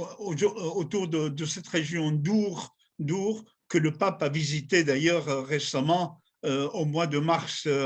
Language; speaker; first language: French; non-native, fluent; Assyrian Neo-Aramaic